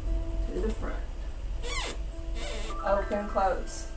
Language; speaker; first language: English; native; English